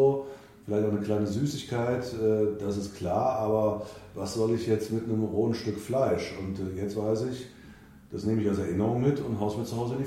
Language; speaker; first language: German; native; German